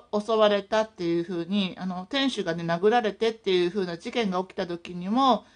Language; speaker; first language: Japanese; native; Japanese